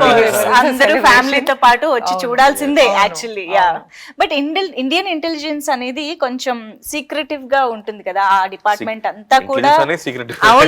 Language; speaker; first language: Telugu; native; Telugu